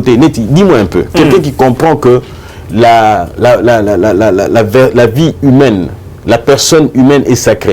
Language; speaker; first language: French; non-native, local second language; Lingala